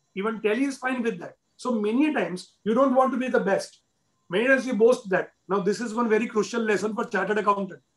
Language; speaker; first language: English; non-native, local second language; Gujarati